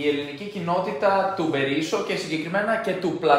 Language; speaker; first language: Greek; native; Greek